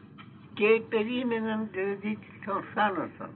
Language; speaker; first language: Greek; non-native, fluent; Russian